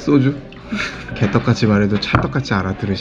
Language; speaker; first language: Korean; native; Korean